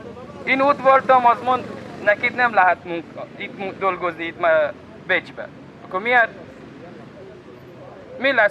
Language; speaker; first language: Hungarian; non-native, learner; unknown